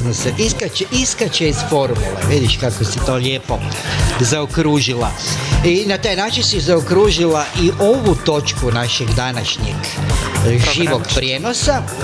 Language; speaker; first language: Croatian; native; Croatian